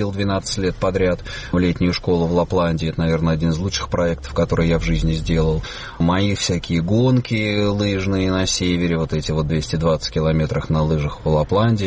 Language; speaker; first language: Russian; native; Russian